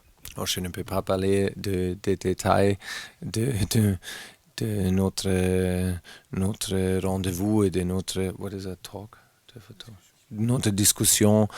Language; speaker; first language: French; non-native, learner; German